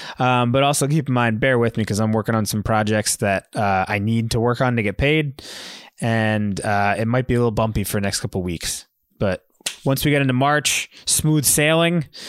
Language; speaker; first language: English; native; English